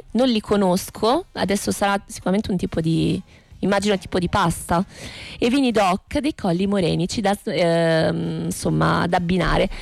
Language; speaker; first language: Italian; native; Italian